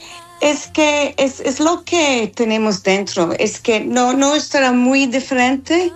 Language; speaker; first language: Spanish; non-native, fluent; English